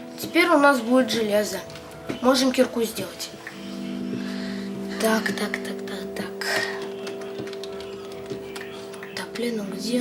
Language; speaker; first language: Russian; native; Russian